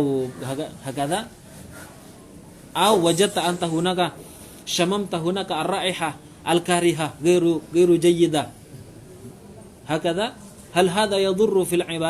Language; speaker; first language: Arabic; non-native, fluent; Indonesian